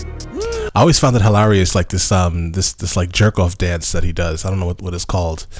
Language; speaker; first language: English; native; English